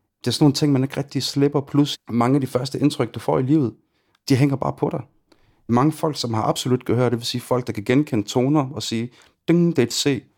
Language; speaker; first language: Danish; early bilingual, other home language; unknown